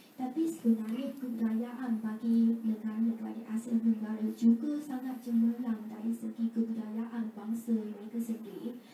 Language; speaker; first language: Malay; non-native, fluent; Chinese